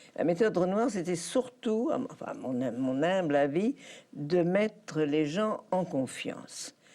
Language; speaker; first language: French; early bilingual, other home language; Polish